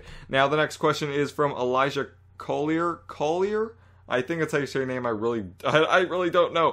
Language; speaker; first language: English; native; English